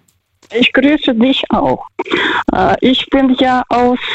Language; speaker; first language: German; non-native, fluent; Russian